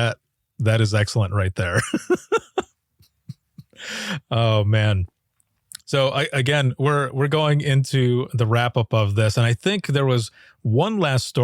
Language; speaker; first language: English; native; English